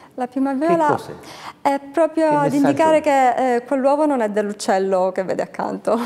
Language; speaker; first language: Italian; native; Italian